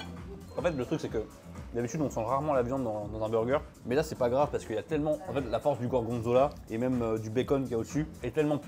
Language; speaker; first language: French; native; French